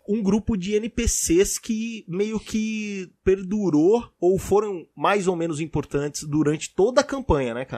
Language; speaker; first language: Portuguese; native; Portuguese